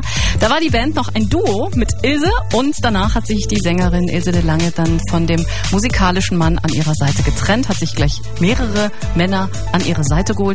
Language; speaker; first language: German; native; German